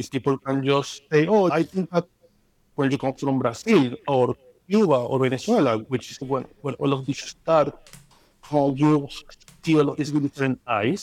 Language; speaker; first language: English; non-native, fluent; Spanish